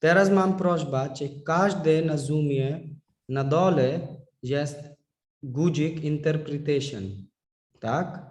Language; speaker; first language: Polish; non-native, learner; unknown